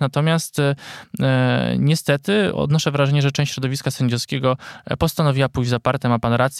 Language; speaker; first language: Polish; native; Polish